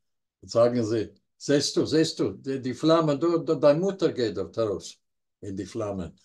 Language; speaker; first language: German; non-native, learner; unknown